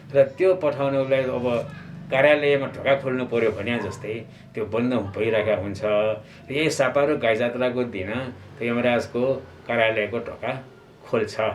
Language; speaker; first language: Nepali; non-native, local second language; Newari